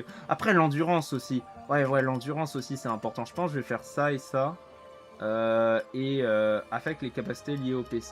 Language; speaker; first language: French; native; French